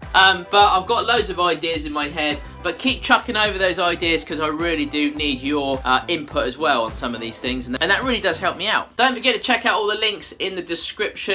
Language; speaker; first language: English; native; English